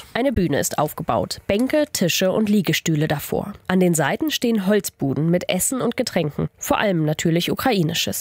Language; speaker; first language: German; native; German